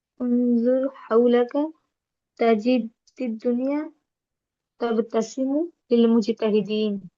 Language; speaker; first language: Arabic; non-native, learner; Urdu